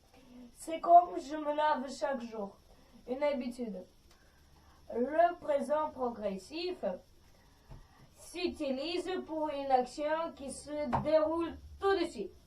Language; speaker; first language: French; non-native, fluent; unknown